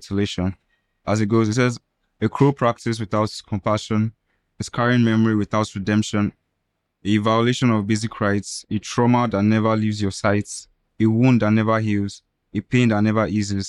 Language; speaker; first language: English; non-native, local second language; Igbo